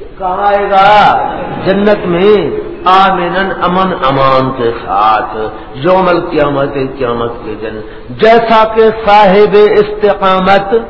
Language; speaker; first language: Urdu; non-native, local second language; Punjabi